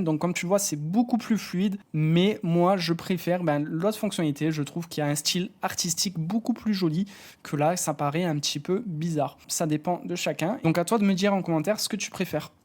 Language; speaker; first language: French; native; French